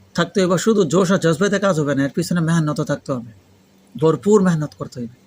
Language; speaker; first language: Bangla; non-native, fluent; Urdu